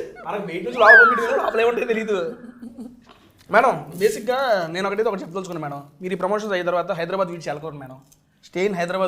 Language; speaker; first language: Telugu; native; Telugu